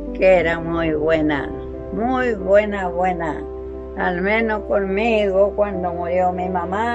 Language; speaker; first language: Spanish; native; Spanish